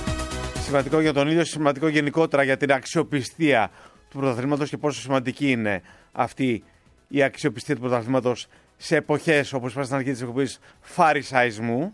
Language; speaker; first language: Greek; native; Greek